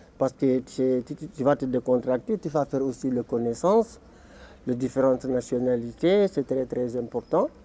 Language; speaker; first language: French; non-native, local second language; Fula